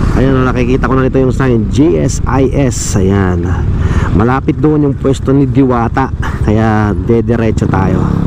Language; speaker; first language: Filipino; non-native, local second language; Waray